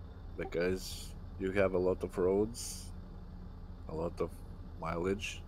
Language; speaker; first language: English; non-native, learner; Lithuanian